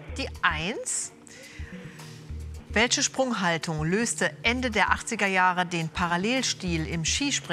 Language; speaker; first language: German; native; German